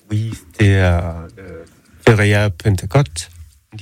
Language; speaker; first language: French; non-native, learner; Danish